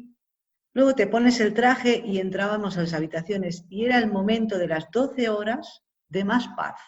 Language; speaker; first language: Spanish; native; Spanish